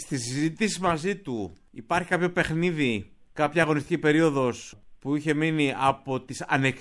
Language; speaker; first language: Greek; native; Greek